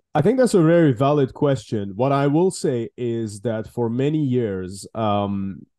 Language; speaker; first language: English; non-native, fluent; Persian